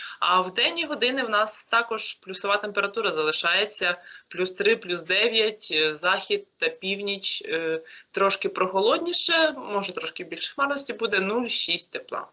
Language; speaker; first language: Ukrainian; native; Ukrainian